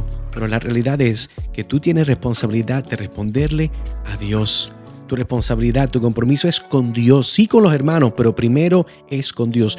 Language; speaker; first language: Spanish; native; Spanish